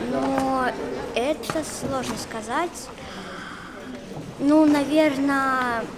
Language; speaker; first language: Russian; early bilingual, heritage; Russian